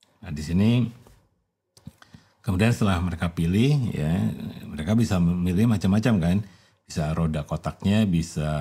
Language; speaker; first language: Indonesian; native; Indonesian